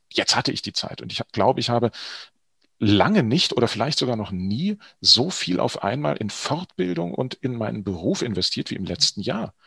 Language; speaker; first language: German; native; German